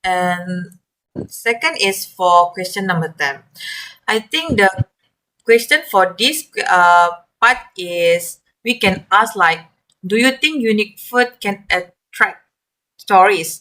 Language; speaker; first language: English; non-native, learner; Malay